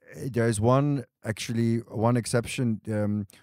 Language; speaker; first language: English; non-native, fluent; Dutch